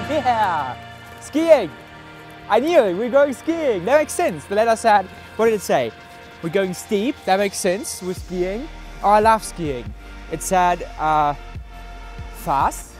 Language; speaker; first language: English; non-native, fluent; German